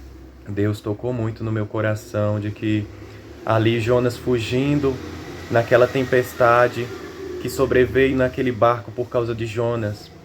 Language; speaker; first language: Portuguese; native; Portuguese